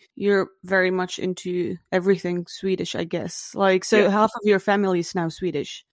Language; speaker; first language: English; non-native, fluent; Czech